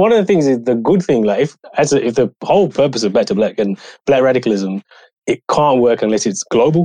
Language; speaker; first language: English; native; English